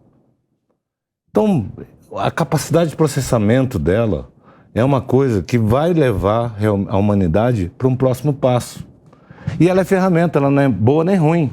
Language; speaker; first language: Portuguese; native; Portuguese